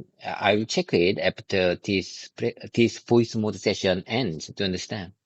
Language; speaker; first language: English; non-native, learner; Korean